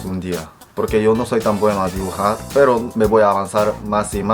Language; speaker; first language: Spanish; non-native, fluent; Korean